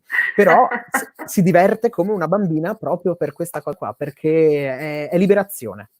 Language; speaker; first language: Italian; native; Italian